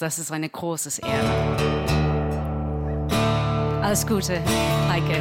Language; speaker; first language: German; non-native, learner; English